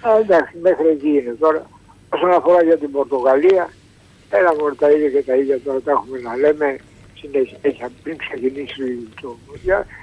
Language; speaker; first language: Greek; native; Greek